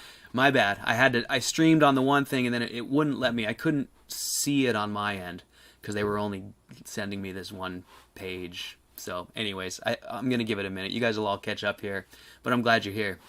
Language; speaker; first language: English; native; English